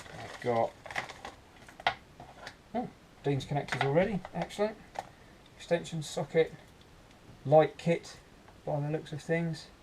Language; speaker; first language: English; native; English